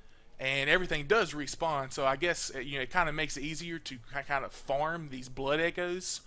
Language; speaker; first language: English; native; English